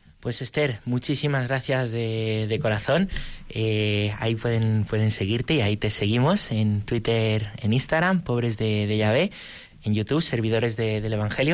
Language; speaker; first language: Spanish; native; Spanish